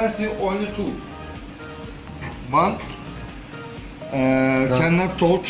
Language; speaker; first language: English; non-native, learner; Turkish